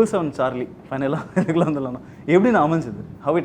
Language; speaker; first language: Tamil; native; Tamil